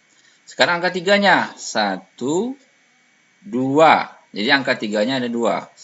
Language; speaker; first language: Indonesian; native; Indonesian